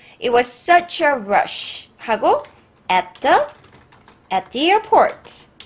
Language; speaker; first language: English; non-native, fluent; Korean